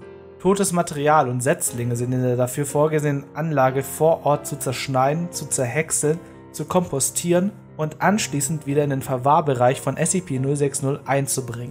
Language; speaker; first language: German; native; German